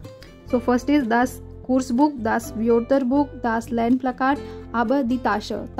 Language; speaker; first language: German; non-native, fluent; Hindi